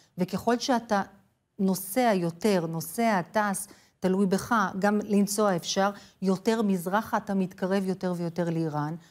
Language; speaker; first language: Hebrew; non-native, fluent; English